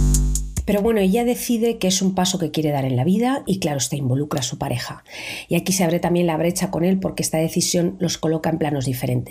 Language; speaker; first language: Spanish; native; Spanish